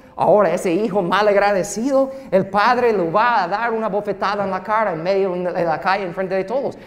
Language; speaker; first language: Spanish; non-native, fluent; English